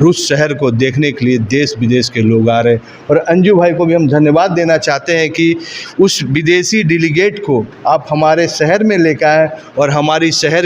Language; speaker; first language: Hindi; native; Hindi